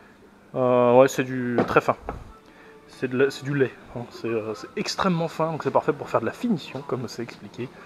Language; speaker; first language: French; native; French